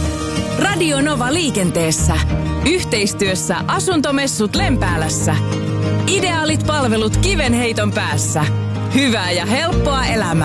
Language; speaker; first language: Finnish; native; Finnish